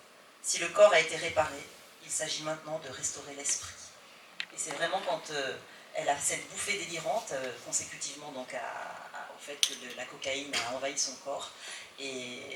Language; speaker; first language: French; native; French